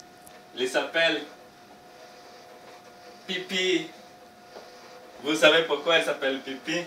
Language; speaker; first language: Portuguese; early bilingual, heritage; Portuguese